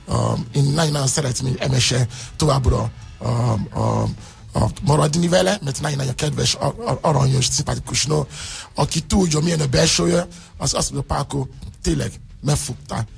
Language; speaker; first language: Hungarian; non-native, learner; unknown